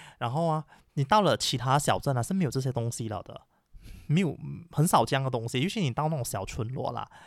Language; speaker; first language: Chinese; native; Chinese